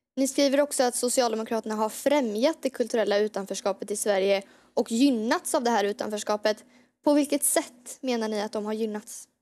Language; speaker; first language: Swedish; native; Swedish